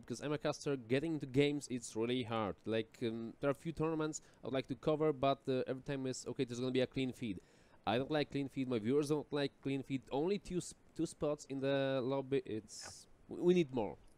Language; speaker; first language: English; non-native, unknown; Polish